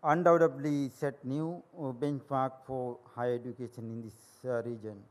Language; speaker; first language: English; non-native, local second language; Sinhala